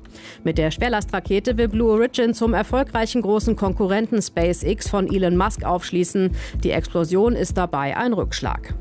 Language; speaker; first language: German; native; German